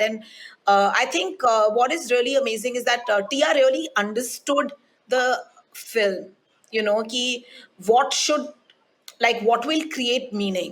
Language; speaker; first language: English; non-native, local second language; Hindi